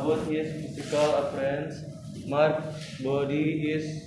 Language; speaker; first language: English; non-native, learner; Indonesian